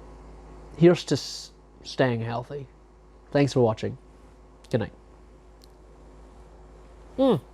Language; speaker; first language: English; native; English